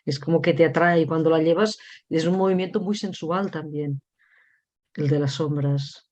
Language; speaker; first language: Spanish; non-native, local second language; Catalan